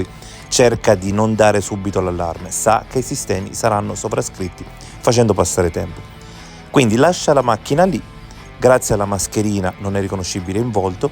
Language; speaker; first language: Italian; native; Italian